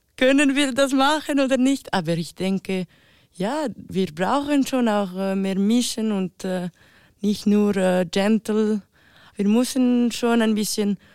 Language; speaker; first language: German; non-native, local second language; French